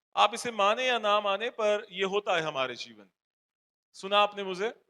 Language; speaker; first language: Hindi; non-native, local second language; Marathi